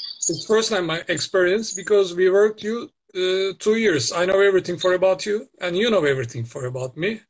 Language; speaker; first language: English; non-native, learner; Turkish